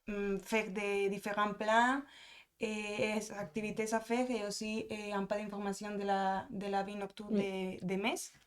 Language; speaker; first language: French; non-native, fluent; Spanish